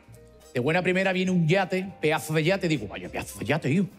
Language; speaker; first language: Spanish; native; Spanish